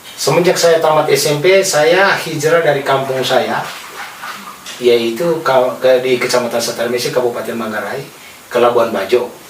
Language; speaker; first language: Indonesian; non-native, local second language; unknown